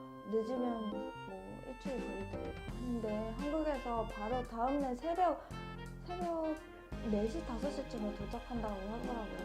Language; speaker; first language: Korean; non-native, fluent; Japanese